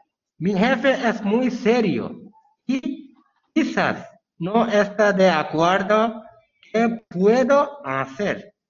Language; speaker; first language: Spanish; non-native, learner; Bangla